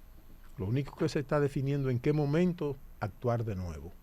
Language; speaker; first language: Spanish; native; Spanish